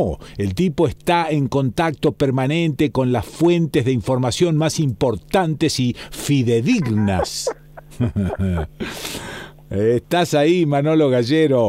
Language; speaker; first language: Spanish; native; Spanish